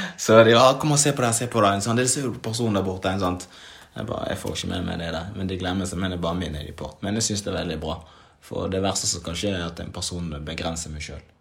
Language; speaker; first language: Norwegian; early bilingual, other home language; Swahili